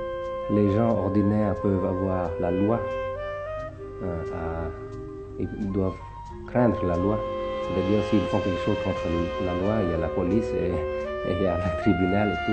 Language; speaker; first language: French; early bilingual, other home language; Thai